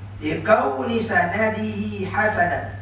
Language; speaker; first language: Arabic; non-native, fluent; Malay